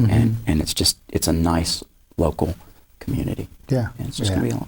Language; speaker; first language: English; native; English